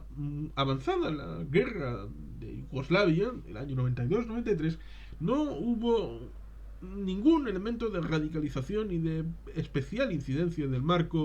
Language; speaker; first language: Spanish; native; Spanish